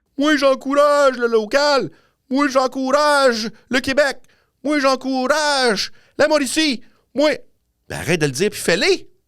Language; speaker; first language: French; native; French